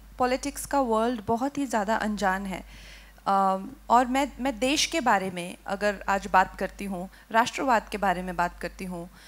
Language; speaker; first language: Hindi; native; Hindi